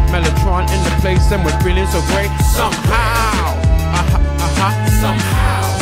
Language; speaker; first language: English; native; English